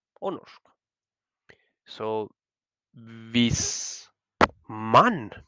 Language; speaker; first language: Norwegian; non-native, learner; Spanish